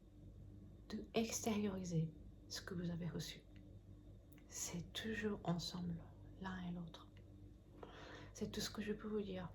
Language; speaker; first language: French; non-native, fluent; Japanese